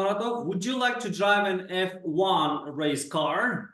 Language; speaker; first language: English; non-native, fluent; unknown